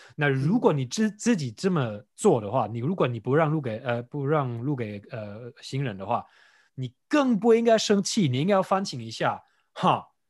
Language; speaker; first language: Chinese; non-native, fluent; German